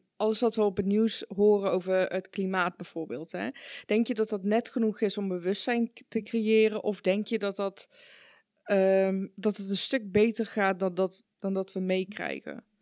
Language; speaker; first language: Dutch; early bilingual, other home language; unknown